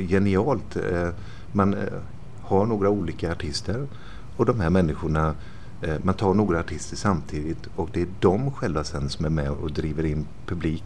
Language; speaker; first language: Swedish; native; Swedish